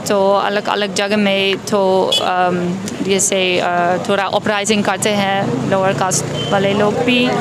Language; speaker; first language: Hindi; non-native, learner; Dutch